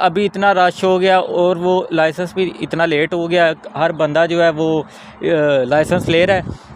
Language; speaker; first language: Urdu; non-native, local second language; Punjabi